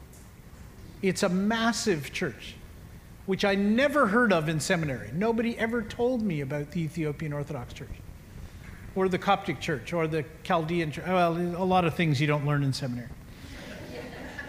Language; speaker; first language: English; native; English